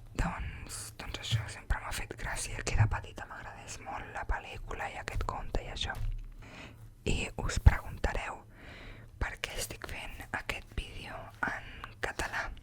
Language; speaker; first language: Catalan; native; Catalan